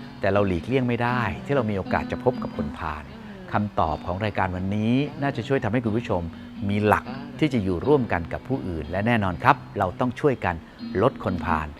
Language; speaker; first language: Thai; native; Thai